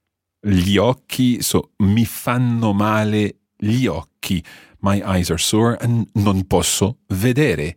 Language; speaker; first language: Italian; non-native, fluent; English